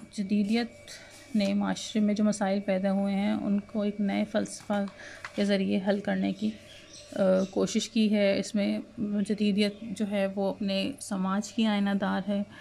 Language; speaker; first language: Urdu; non-native, local second language; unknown